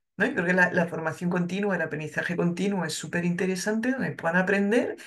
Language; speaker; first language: Spanish; non-native, fluent; French